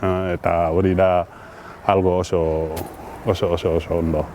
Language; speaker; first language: Basque; non-native, learner; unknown